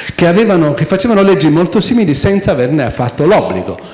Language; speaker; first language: Italian; native; Italian